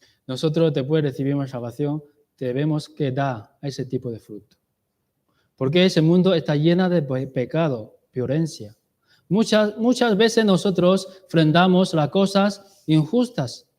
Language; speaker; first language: Spanish; non-native, learner; Chinese